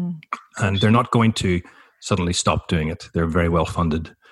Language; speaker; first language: English; native; English